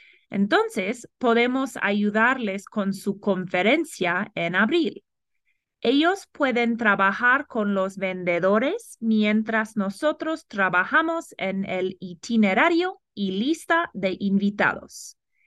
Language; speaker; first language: Spanish; non-native, fluent; English